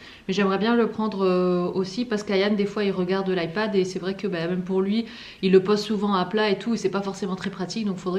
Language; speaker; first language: French; native; French